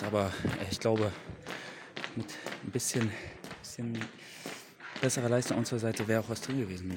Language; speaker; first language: German; native; German